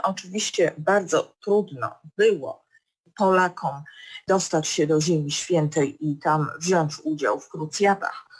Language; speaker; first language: Polish; native; Polish